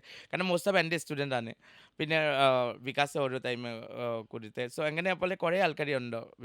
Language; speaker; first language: Malayalam; non-native, local second language; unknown